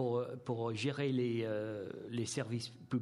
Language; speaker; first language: French; non-native, fluent; English